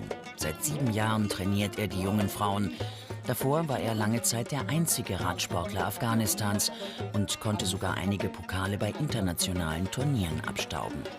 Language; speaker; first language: German; native; German